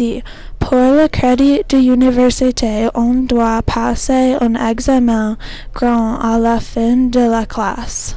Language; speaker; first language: French; non-native, learner; English